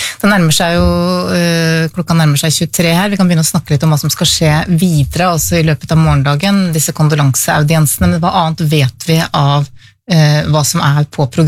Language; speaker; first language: Norwegian; native; Norwegian